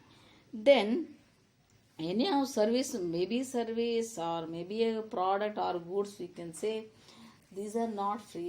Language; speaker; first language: English; non-native, local second language; Kannada